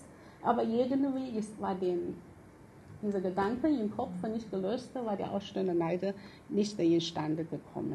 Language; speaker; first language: German; non-native, fluent; Chinese